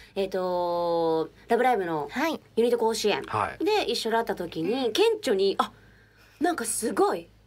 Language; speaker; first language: Japanese; native; Japanese